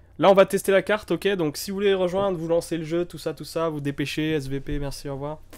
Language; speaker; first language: French; native; French